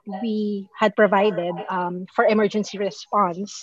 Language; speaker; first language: English; non-native, local second language; Filipino